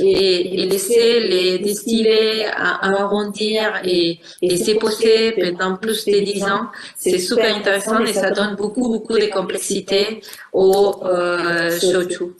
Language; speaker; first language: French; non-native, fluent; Spanish